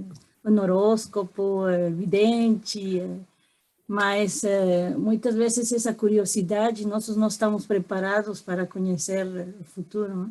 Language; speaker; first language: Portuguese; non-native, fluent; Spanish